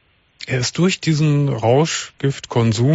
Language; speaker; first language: German; native; German